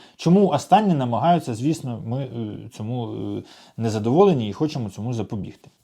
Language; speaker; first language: Ukrainian; non-native, local second language; Russian